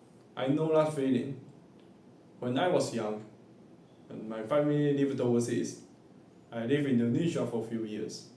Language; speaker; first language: English; non-native, learner; Chinese